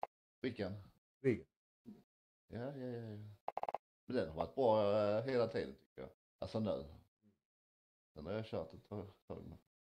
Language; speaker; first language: Swedish; native; Swedish